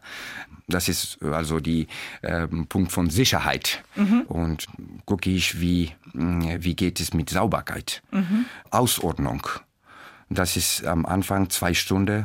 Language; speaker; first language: German; non-native, learner; Persian